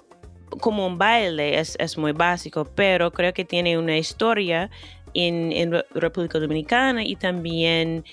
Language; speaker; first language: Spanish; non-native, fluent; English